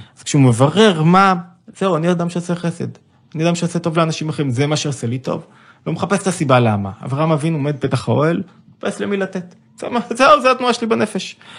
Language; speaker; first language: Hebrew; native; Hebrew